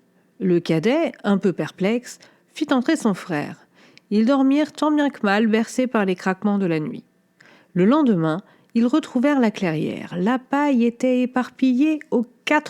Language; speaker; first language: French; native; French